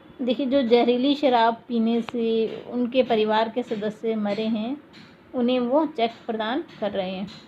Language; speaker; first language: Hindi; native; Hindi